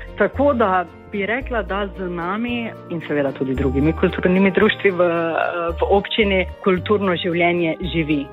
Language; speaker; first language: Slovenian; native; Slovenian